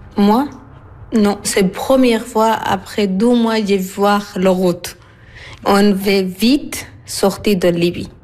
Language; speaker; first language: French; non-native, learner; Arabic